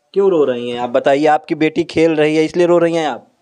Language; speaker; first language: Hindi; native; Hindi